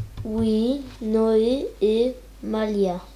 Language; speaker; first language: French; non-native, learner; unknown